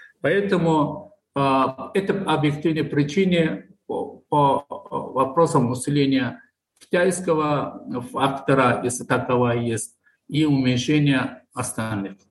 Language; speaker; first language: Russian; non-native, local second language; Tajik